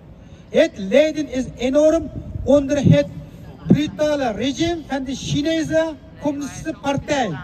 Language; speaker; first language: Dutch; non-native, fluent; Uyghur